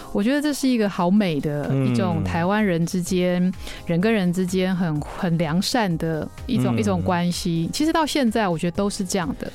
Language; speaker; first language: Chinese; native; Chinese